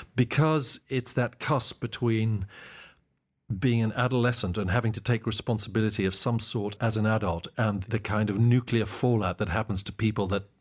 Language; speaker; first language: English; native; English